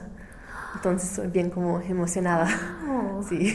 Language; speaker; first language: Spanish; non-native, fluent; English